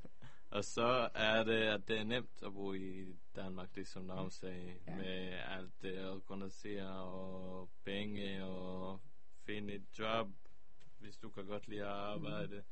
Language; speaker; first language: Danish; early bilingual, heritage; Hebrew